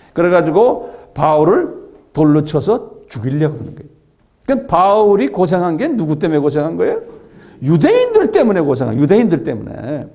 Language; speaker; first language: Korean; native; Korean